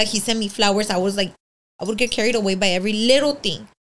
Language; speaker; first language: English; early bilingual, other home language; Spanish